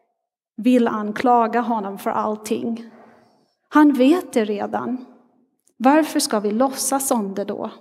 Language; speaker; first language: Swedish; non-native, fluent; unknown